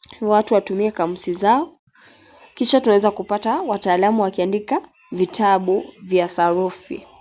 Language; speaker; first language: Swahili; non-native, local second language; Gusii